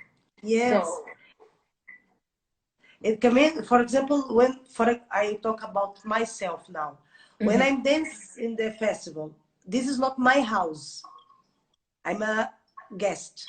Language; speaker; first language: English; non-native, learner; Portuguese